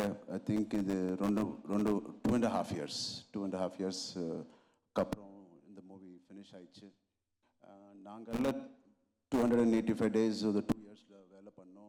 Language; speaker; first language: Tamil; non-native, local second language; Telugu